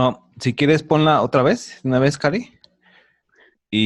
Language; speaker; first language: Spanish; native; Spanish